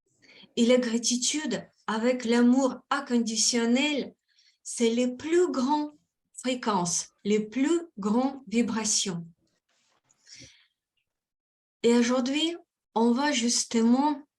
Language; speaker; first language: French; non-native, fluent; Russian